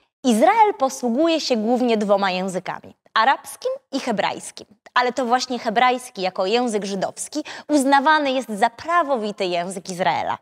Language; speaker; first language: Polish; native; Polish